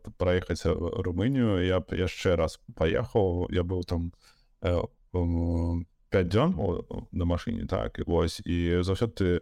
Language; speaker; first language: Belarusian; native; Belarusian